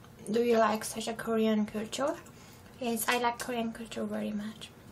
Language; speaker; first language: English; non-native, learner; Turkish